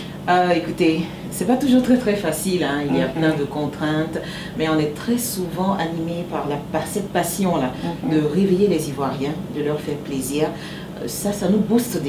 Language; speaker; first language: French; native; French